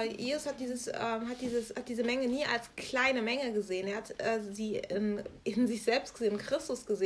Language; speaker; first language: German; native; German